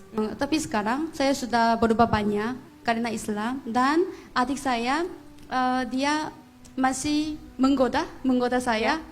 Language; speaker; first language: Indonesian; non-native, fluent; Korean